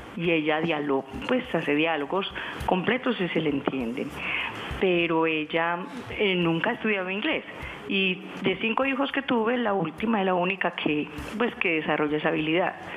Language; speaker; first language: Spanish; native; Spanish